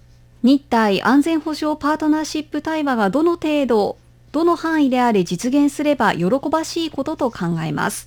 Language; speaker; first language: Japanese; native; Japanese